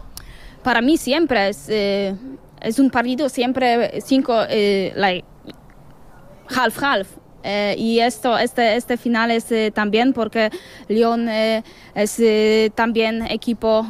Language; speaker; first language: Spanish; non-native, learner; Polish